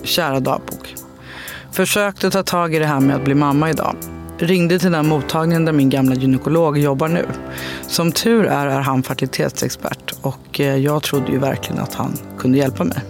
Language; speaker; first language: Swedish; native; Swedish